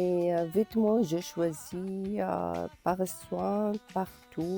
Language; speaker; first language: French; non-native, learner; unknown